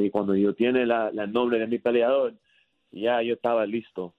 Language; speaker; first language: Spanish; early bilingual, heritage; English